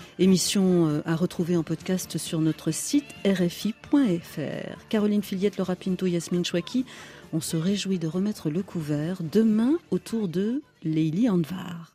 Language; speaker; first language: French; native; French